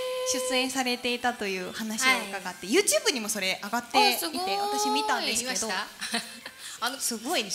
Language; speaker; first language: Japanese; native; Japanese